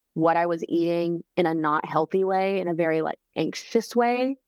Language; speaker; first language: English; native; English